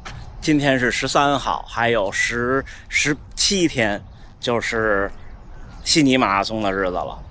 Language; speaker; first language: Chinese; native; Chinese